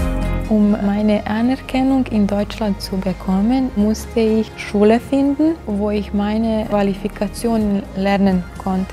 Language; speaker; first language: German; non-native, learner; Bosnian